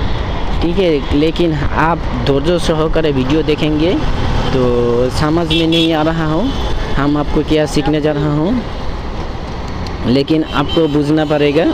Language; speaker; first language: Hindi; non-native, learner; Bangla